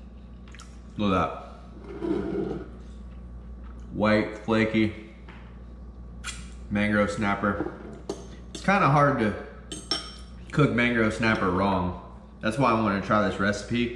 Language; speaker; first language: English; native; English